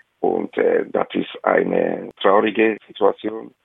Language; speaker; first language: German; non-native, fluent; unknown